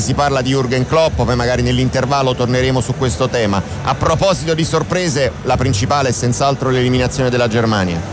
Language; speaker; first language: Italian; native; Italian